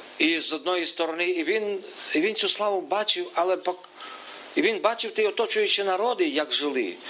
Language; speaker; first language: Ukrainian; native; Ukrainian